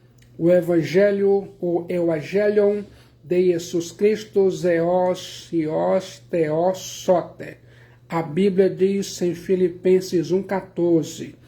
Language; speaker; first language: Portuguese; native; Portuguese